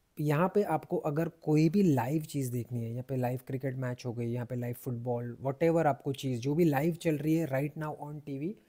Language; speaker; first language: Hindi; native; Hindi